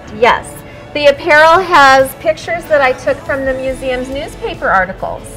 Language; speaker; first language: English; native; English